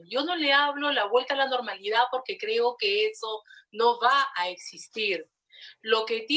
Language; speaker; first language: Spanish; native; Spanish